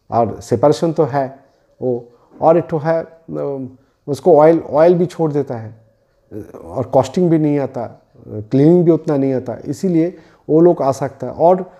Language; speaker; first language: Hindi; non-native, local second language; Bangla